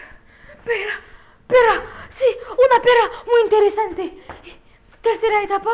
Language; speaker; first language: Spanish; non-native, learner; French